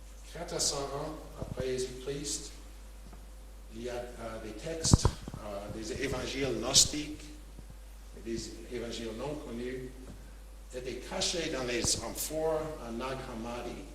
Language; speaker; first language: French; non-native, fluent; English